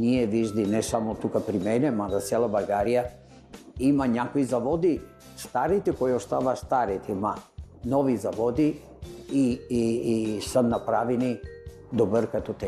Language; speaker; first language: Bulgarian; non-native, learner; Italian